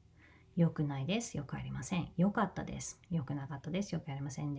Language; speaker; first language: Japanese; non-native, fluent; English